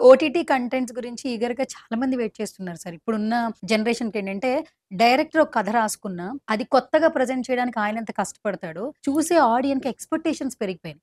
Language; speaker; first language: Telugu; native; Telugu